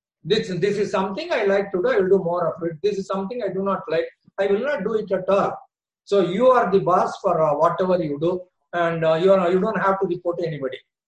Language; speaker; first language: English; non-native, local second language; Tamil